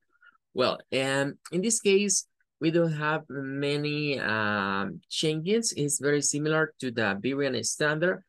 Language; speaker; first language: English; non-native, fluent; Spanish